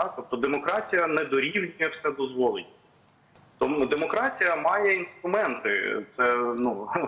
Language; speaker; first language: Ukrainian; non-native, local second language; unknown